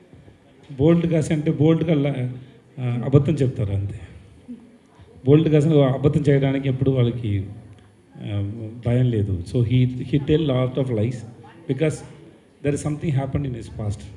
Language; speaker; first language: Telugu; non-native, learner; Tamil